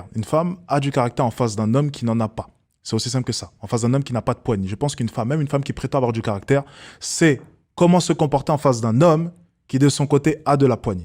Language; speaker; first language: French; native; French